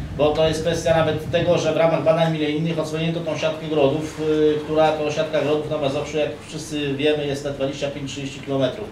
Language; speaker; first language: Polish; native; Polish